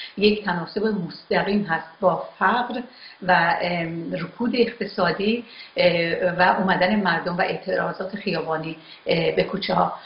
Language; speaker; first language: Persian; non-native, local second language; Azerbaijani